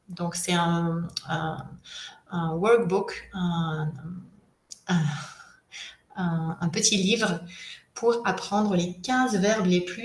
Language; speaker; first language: French; native; French